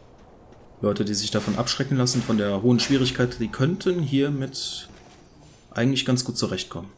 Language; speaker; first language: German; native; German